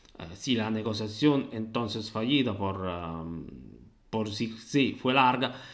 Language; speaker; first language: Spanish; non-native, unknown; Italian